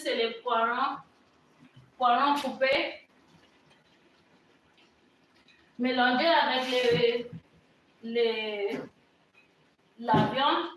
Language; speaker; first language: French; non-native, learner; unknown